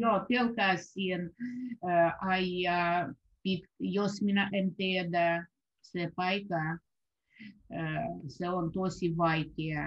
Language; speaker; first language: Finnish; non-native, learner; Russian